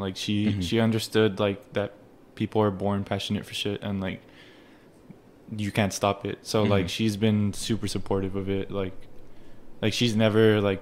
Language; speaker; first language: English; early bilingual, other home language; Spanish